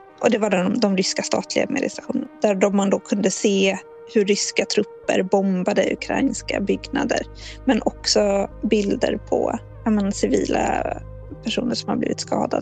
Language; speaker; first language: Swedish; native; Swedish